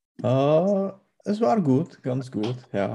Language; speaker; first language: German; non-native, learner; Czech